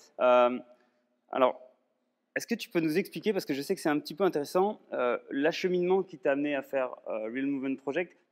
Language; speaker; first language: French; native; French